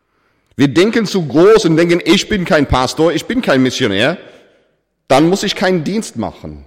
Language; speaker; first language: German; non-native, fluent; English